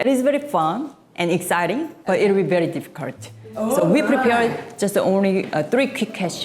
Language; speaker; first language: English; non-native, learner; Korean